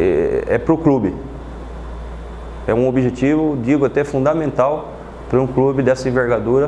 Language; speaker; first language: Portuguese; native; Portuguese